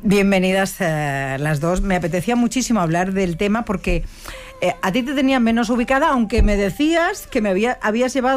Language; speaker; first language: Spanish; native; Spanish